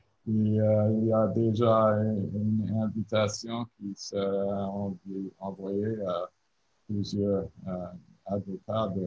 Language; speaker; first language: French; non-native, learner; English